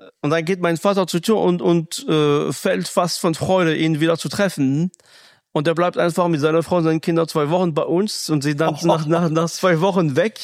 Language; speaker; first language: German; non-native, fluent; French